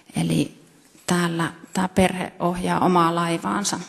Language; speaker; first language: Finnish; native; Finnish